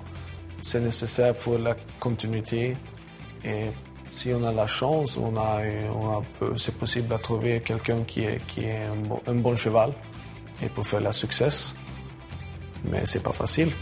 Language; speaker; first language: French; non-native, learner; Swedish